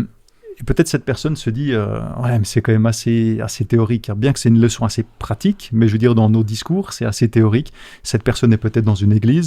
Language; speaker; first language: French; native; French